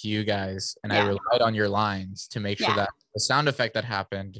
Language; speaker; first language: English; early bilingual, other home language; Spanish